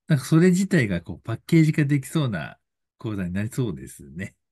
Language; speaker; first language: Japanese; native; Japanese